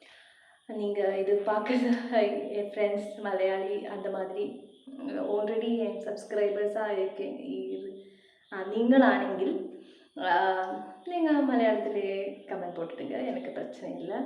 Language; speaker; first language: Tamil; non-native, learner; Malayalam